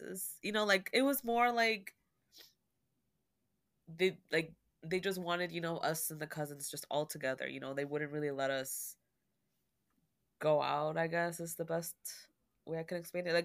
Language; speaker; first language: English; early bilingual, other home language; Spanish